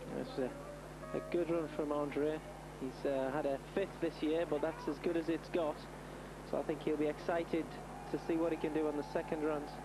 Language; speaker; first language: English; native; English